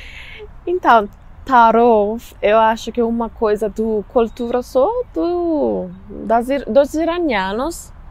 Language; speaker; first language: Portuguese; non-native, learner; Persian